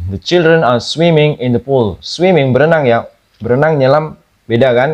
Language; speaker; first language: English; non-native, fluent; Indonesian